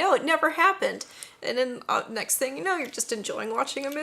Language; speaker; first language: English; native; English